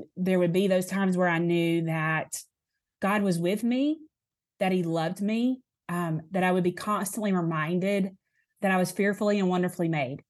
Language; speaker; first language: English; native; English